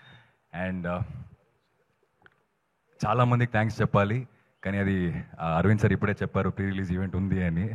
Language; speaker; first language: Telugu; non-native, fluent; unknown